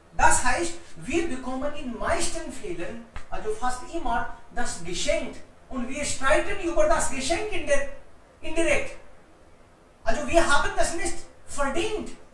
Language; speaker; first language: German; non-native, fluent; Hindi